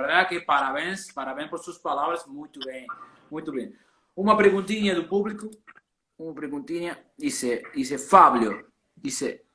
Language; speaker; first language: Portuguese; non-native, learner; Spanish